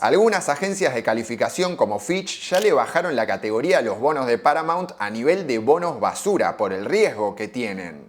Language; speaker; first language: Spanish; native; Spanish